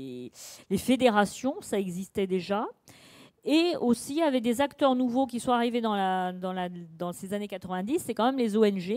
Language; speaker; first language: French; native; French